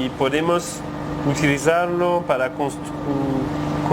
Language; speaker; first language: Spanish; non-native, learner; French